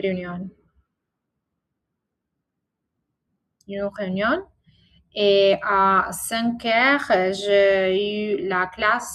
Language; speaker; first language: French; non-native, learner; Italian